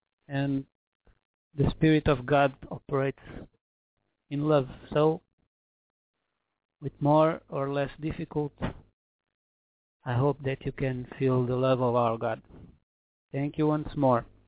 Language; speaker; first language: English; non-native, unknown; Portuguese